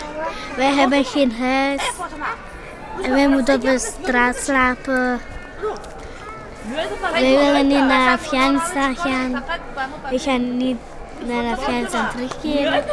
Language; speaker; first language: Dutch; non-native, learner; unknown